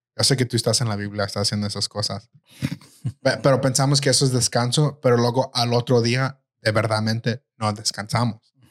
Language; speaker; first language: Spanish; early bilingual, heritage; Spanish